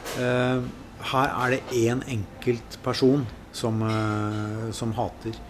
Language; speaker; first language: Norwegian; native; Norwegian